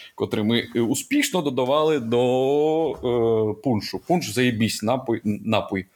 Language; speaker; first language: Ukrainian; non-native, local second language; Russian